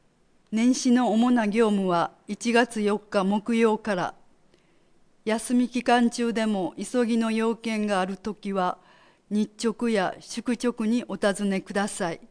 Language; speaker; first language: Japanese; native; Japanese